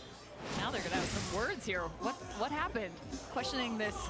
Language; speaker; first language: English; native; English